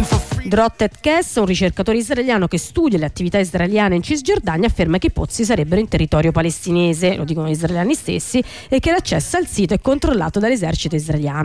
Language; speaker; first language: Italian; native; Italian